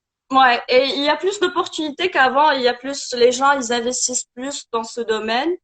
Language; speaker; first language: French; non-native, local second language; Arabic